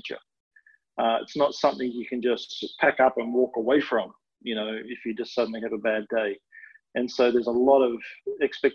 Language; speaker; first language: English; native; English